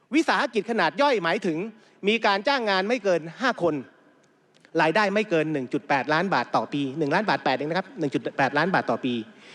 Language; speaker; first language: Thai; native; Thai